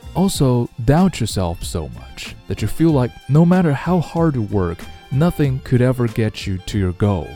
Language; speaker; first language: English; non-native, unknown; Chinese